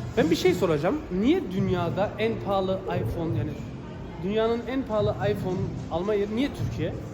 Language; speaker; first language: Turkish; early bilingual, heritage; Turkish